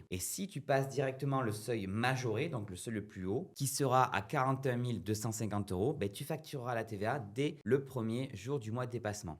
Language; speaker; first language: French; native; French